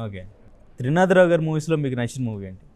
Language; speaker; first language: Telugu; native; Telugu